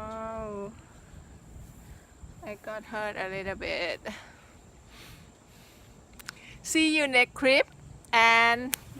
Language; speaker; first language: English; non-native, learner; Thai